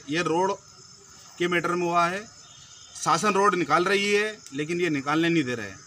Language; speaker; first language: Hindi; native; Hindi